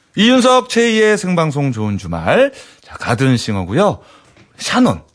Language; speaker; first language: Korean; early bilingual, heritage; English